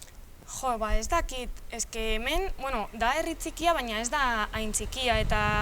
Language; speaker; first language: Basque; non-native, local second language; Spanish